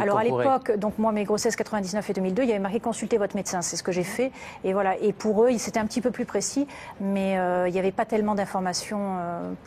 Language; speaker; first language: French; native; French